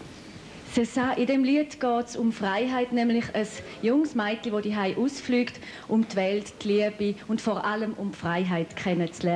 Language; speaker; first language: German; native; German